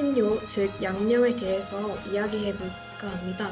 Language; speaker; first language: Korean; non-native, fluent; Arabic